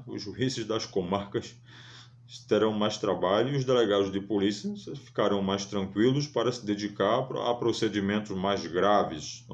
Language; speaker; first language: Portuguese; native; Portuguese